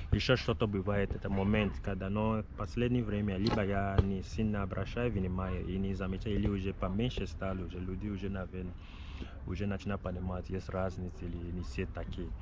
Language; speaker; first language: Russian; non-native, learner; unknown